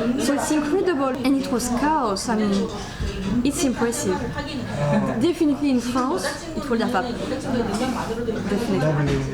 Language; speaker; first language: English; non-native, fluent; French